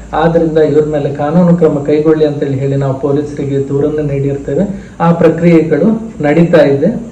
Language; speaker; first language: Kannada; native; Kannada